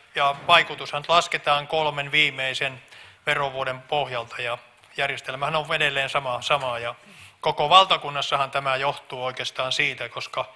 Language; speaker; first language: Finnish; native; Finnish